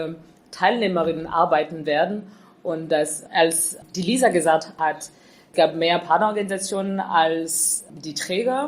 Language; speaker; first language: German; non-native, fluent; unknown